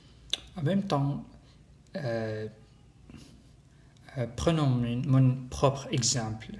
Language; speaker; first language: French; non-native, learner; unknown